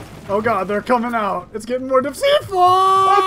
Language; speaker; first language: English; native; English